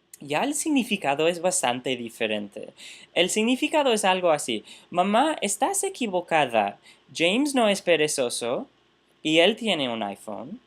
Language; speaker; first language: Spanish; non-native, fluent; English